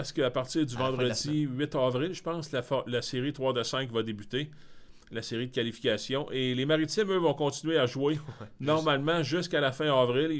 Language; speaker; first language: French; native; French